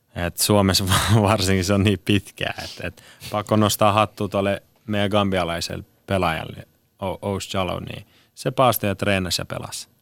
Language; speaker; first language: Finnish; non-native, fluent; Persian